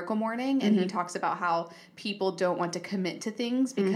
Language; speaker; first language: English; native; English